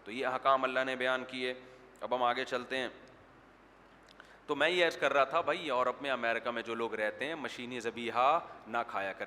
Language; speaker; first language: Urdu; native; Urdu